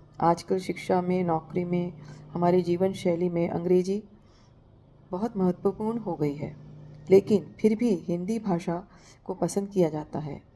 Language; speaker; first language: Hindi; native; Hindi